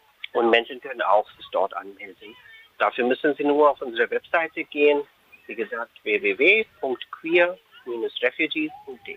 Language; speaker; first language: German; non-native, fluent; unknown